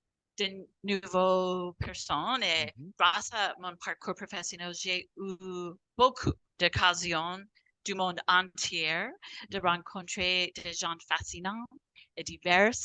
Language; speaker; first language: French; non-native, fluent; English